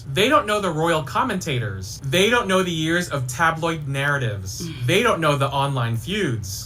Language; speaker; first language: English; native; English